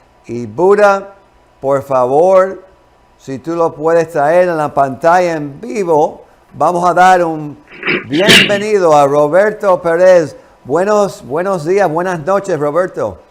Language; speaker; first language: Spanish; non-native, fluent; English